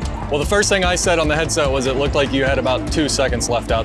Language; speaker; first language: English; native; English